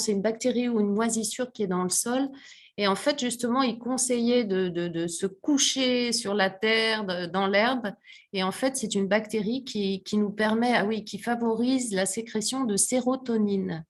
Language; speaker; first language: French; native; French